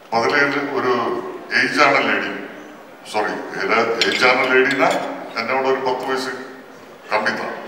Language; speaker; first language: Tamil; non-native, fluent; Malayalam